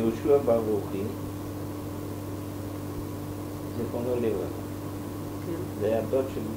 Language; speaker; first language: Hebrew; non-native, fluent; German